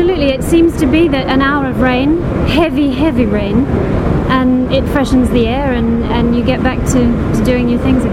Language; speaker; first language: English; native; English